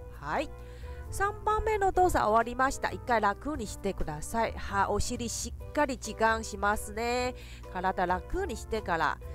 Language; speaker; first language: Japanese; non-native, fluent; Chinese